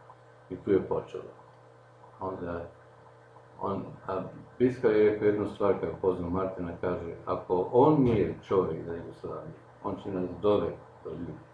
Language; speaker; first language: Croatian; non-native, local second language; Slovenian